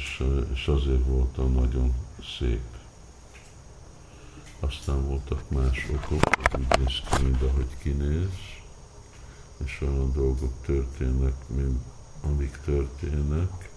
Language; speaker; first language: Hungarian; early bilingual, heritage; Hungarian